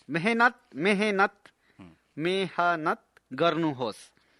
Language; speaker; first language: Japanese; non-native, fluent; Nepali